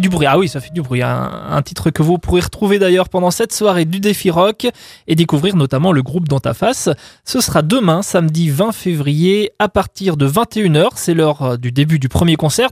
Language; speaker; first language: French; native; French